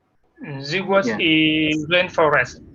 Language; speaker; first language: English; non-native, learner; Vietnamese